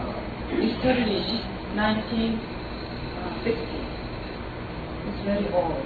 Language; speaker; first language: English; non-native, learner; Korean